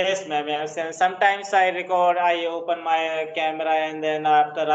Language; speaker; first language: English; non-native, learner; Hindi